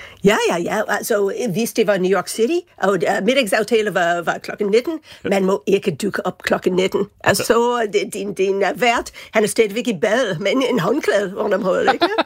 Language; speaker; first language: Danish; non-native, fluent; English